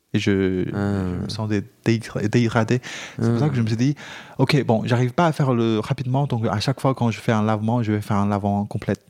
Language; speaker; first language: French; non-native, fluent; Chinese